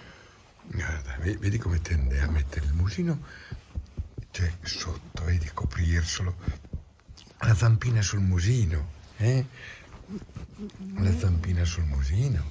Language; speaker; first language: Italian; native; Italian